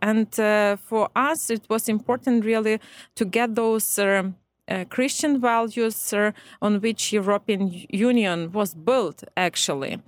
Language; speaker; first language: English; non-native, fluent; Ukrainian